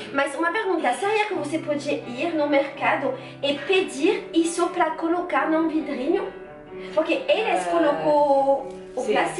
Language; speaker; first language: Portuguese; non-native, fluent; French